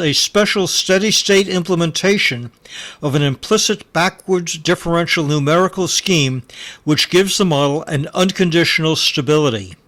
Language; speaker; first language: English; native; English